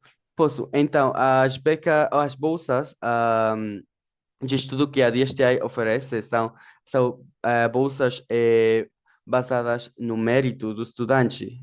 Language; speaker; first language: Portuguese; non-native, fluent; Spanish